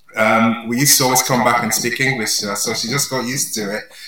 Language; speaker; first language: English; non-native, local second language; Yoruba